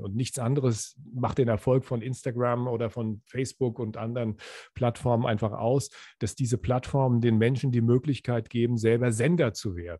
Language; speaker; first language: German; native; German